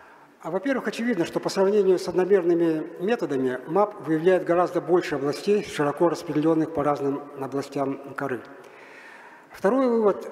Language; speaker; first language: Russian; native; Russian